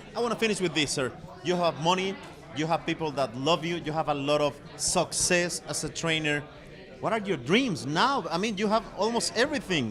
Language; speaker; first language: English; non-native, fluent; Spanish